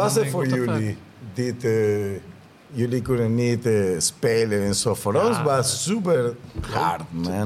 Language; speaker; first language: Dutch; non-native, learner; Spanish